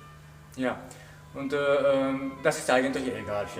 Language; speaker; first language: German; non-native, learner; Japanese